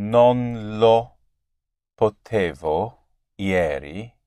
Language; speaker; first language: Italian; non-native, learner; English